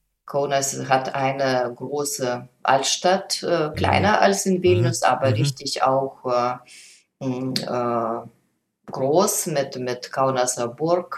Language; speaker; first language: German; non-native, fluent; Lithuanian